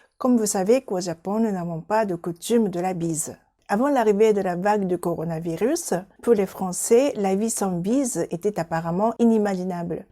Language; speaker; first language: French; non-native, fluent; Japanese